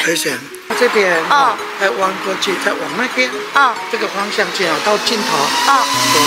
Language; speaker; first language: Chinese; native; Chinese